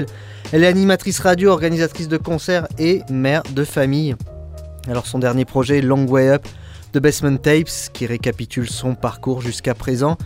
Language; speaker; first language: French; native; French